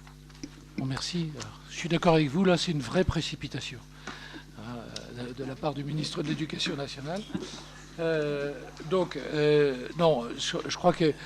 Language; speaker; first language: French; native; French